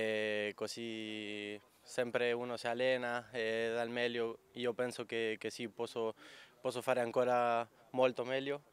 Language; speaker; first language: Italian; non-native, fluent; Spanish